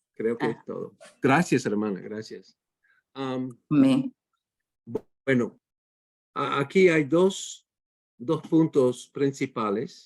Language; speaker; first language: Spanish; non-native, fluent; English